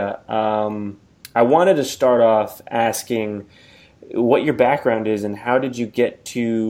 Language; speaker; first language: English; native; English